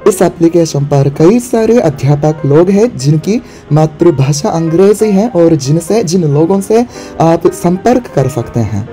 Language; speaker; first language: Hindi; non-native, fluent; Japanese